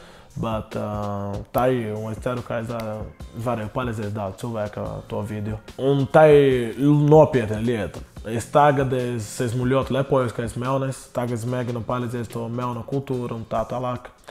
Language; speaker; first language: Latvian; non-native, learner; Portuguese